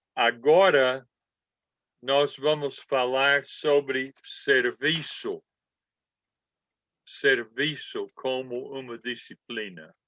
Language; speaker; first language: Portuguese; non-native, fluent; English